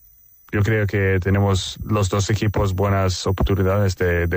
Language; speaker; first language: Spanish; non-native, fluent; Swedish